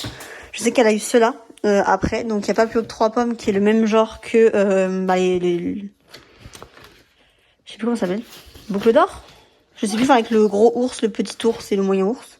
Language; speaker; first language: French; native; French